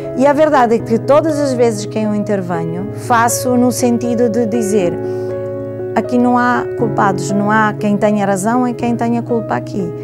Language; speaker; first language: Portuguese; non-native, fluent; Italian